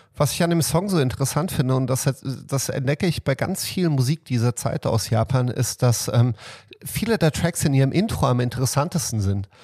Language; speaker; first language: German; early bilingual, other home language; Serbian